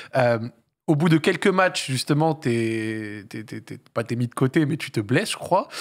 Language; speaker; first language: French; native; French